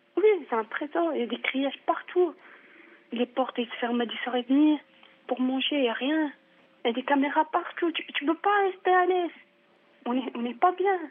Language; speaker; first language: French; non-native, fluent; Arabic